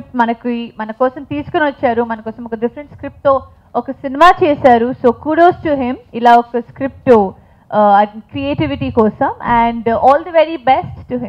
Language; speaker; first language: Telugu; non-native, fluent; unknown